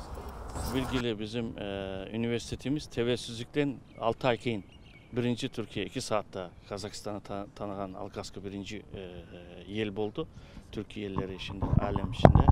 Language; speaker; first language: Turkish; non-native, learner; Kazakh